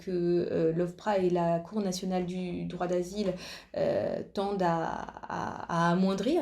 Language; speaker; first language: French; native; French